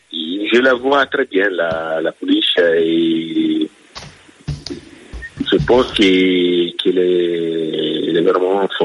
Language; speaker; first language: French; non-native, fluent; Italian